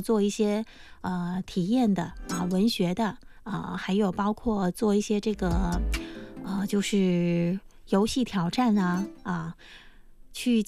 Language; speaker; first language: Chinese; native; Chinese